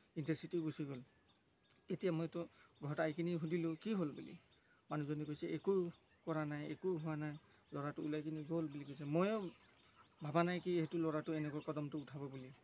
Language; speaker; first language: Assamese; non-native, local second language; Nepali